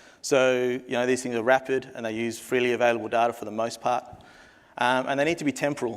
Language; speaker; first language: English; native; English